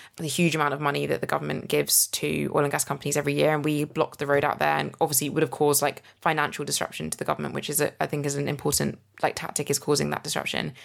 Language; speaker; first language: English; native; English